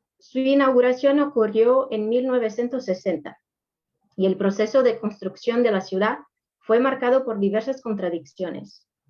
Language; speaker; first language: Spanish; non-native, fluent; Portuguese